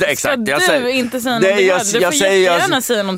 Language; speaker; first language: Swedish; early bilingual, heritage; Swedish